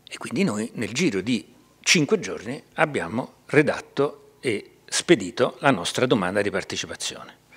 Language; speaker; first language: Italian; native; Italian